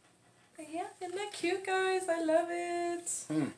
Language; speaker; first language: English; native; English